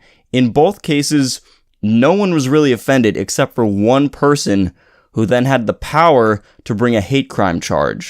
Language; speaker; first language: English; native; English